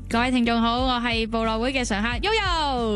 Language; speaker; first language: Cantonese; native; Cantonese